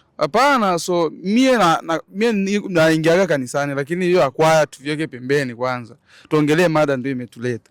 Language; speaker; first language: Swahili; native; Swahili